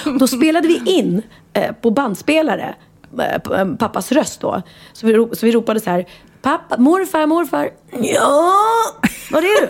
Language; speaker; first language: Swedish; native; Swedish